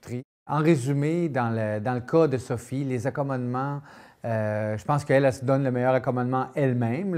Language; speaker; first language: French; native; French